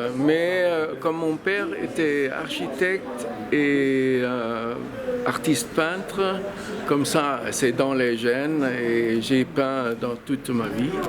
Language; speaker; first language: French; non-native, fluent; German